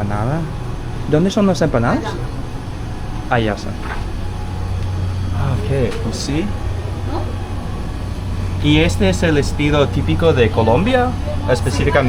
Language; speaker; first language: Spanish; non-native, learner; English